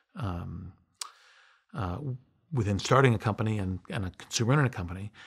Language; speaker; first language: English; native; English